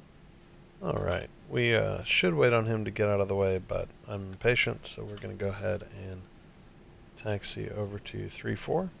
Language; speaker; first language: English; native; English